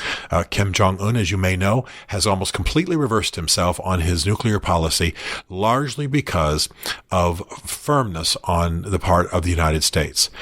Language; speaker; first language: English; native; English